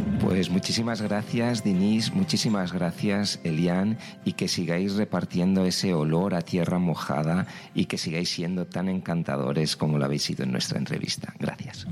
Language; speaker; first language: Spanish; native; Spanish